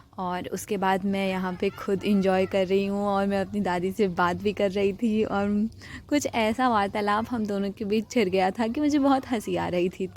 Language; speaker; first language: Hindi; non-native, local second language; Maithili